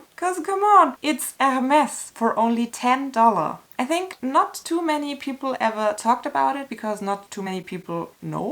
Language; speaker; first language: English; non-native, fluent; German